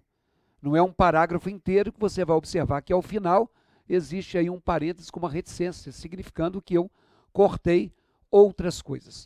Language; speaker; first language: Portuguese; native; Portuguese